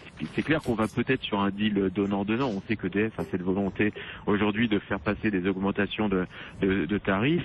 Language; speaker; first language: French; native; French